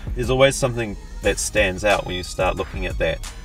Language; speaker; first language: English; native; English